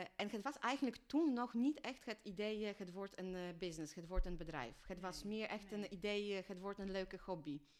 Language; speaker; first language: Dutch; non-native, fluent; Polish